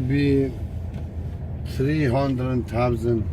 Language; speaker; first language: English; non-native, learner; Kurdish